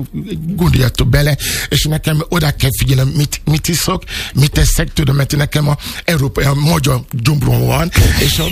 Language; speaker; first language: Hungarian; non-native, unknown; Yoruba